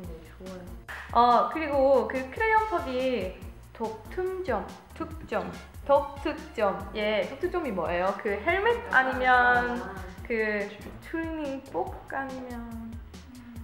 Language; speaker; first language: Korean; non-native, learner; English